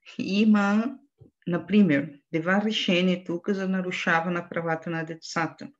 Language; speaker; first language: Bulgarian; non-native, learner; Portuguese